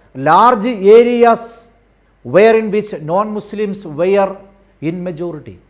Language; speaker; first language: English; non-native, local second language; Malayalam